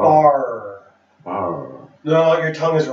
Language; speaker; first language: English; non-native, fluent; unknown